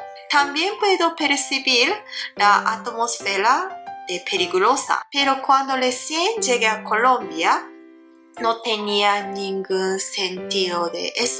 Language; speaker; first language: Spanish; non-native, learner; Japanese